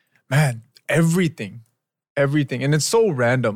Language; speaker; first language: English; early bilingual, other home language; Korean